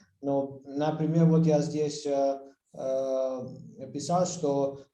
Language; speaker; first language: Russian; non-native, fluent; Hungarian